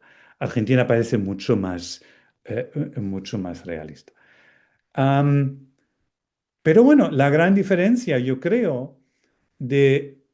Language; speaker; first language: Spanish; non-native, fluent; German